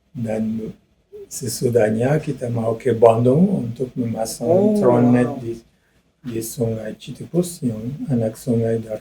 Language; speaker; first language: Indonesian; non-native, learner; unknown